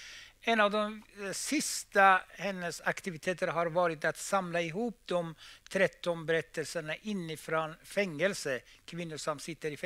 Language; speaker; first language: Swedish; non-native, fluent; Persian